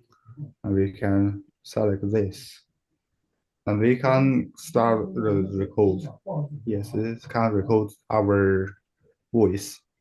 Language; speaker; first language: English; non-native, learner; Chinese